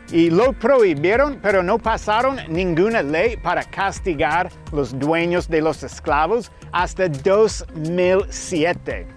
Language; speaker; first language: Spanish; non-native, fluent; English